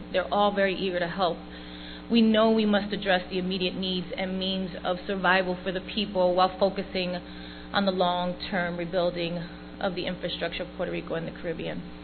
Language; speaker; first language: English; early bilingual, other home language; Spanish